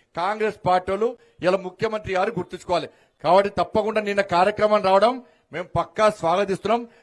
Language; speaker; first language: Telugu; native; Telugu